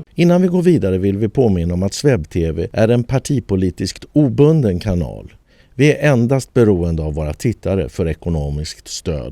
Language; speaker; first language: Swedish; native; Swedish